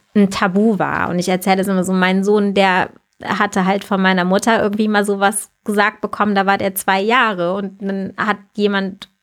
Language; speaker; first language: German; native; German